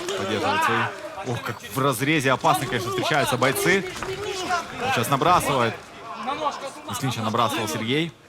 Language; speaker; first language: Russian; native; Russian